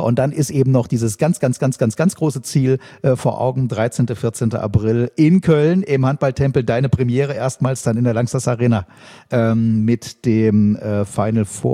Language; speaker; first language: German; native; German